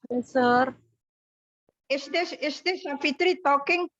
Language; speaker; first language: English; non-native, fluent; Indonesian